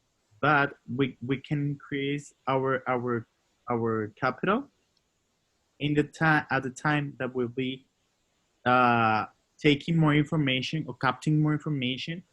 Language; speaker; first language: English; non-native, learner; Spanish